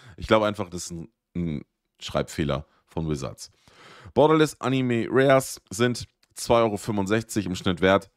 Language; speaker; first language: German; native; German